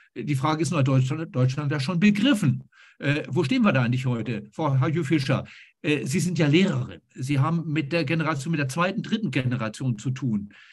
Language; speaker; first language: German; native; German